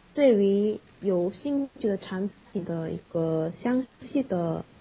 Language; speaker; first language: Chinese; non-native, fluent; Korean